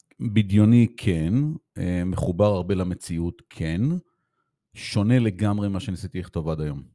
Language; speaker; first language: Hebrew; native; Hebrew